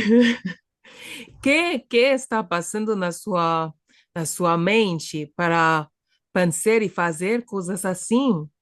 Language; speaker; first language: Portuguese; non-native, fluent; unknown